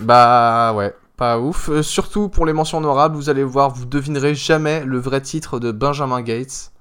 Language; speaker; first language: French; native; French